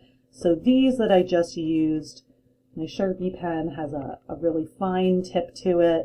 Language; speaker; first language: English; native; English